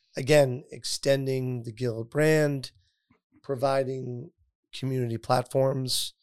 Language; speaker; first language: English; native; English